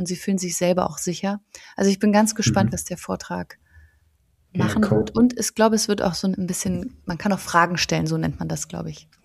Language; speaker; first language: German; native; German